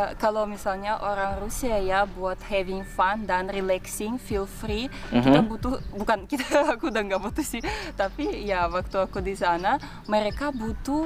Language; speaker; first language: Indonesian; non-native, fluent; Russian